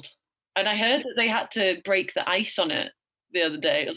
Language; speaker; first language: English; native; English